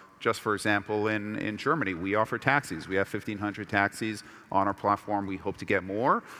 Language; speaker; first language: English; early bilingual, other home language; Persian